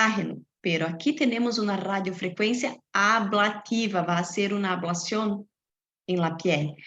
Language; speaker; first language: Spanish; non-native, fluent; Portuguese